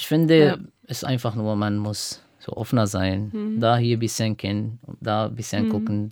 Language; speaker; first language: German; non-native, fluent; Arabic